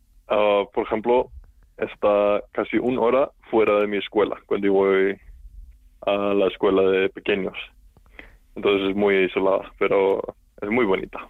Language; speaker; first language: Spanish; non-native, learner; Icelandic